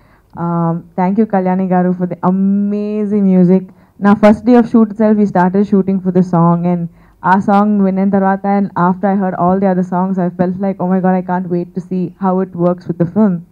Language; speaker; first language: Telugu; non-native, fluent; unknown